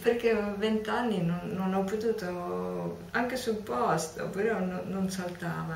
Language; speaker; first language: Italian; non-native, fluent; Dutch